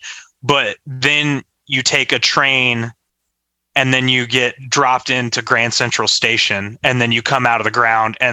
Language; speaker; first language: English; native; English